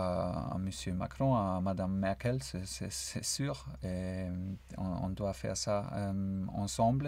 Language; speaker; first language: French; non-native, fluent; German